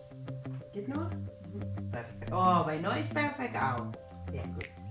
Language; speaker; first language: German; non-native, fluent; Indonesian